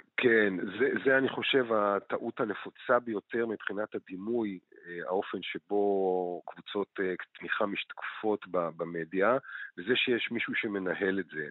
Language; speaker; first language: Hebrew; native; Hebrew